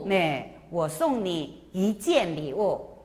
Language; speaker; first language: Chinese; non-native, fluent; Korean